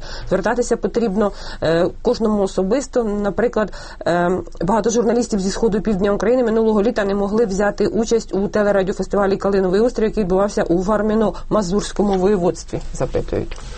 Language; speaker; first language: Ukrainian; native; Ukrainian